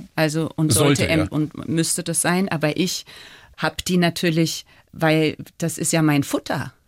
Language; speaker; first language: German; native; German